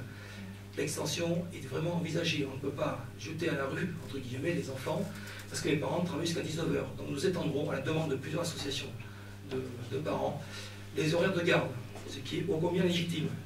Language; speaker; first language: French; native; French